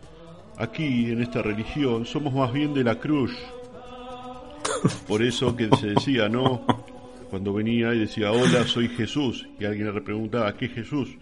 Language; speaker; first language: Spanish; native; Spanish